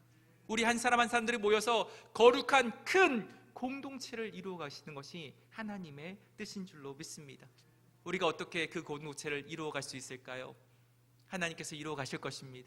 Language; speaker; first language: Korean; native; Korean